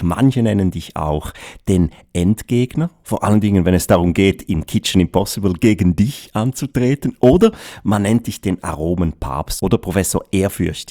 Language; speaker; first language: German; native; German